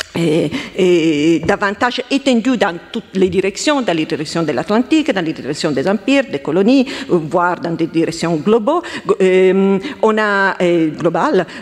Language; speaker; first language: French; non-native, fluent; Italian